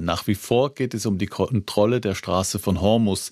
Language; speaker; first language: German; native; German